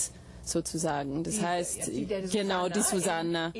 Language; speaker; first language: German; non-native, fluent; English